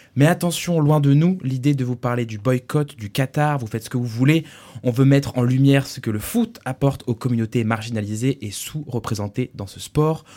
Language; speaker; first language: French; native; French